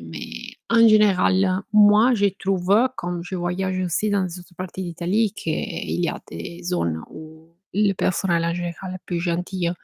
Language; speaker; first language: French; non-native, fluent; Italian